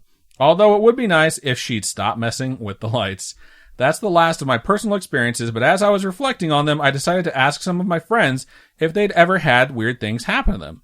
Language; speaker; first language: English; native; English